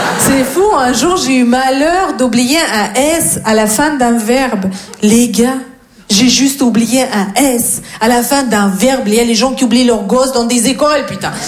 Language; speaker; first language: French; non-native, fluent; Russian